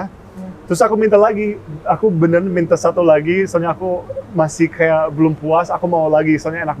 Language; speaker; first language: Indonesian; early bilingual, heritage; English